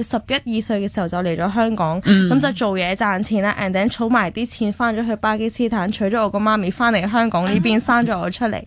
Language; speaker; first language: Cantonese; early bilingual, other home language; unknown